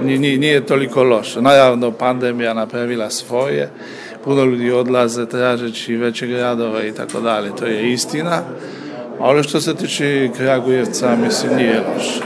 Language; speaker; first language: Serbian; non-native, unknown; Polish